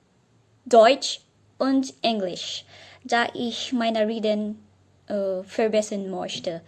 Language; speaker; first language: German; non-native, learner; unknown